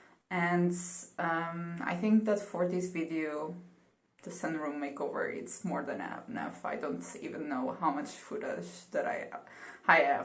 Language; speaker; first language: English; non-native, fluent; Portuguese